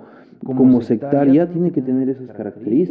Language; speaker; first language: Spanish; native; Spanish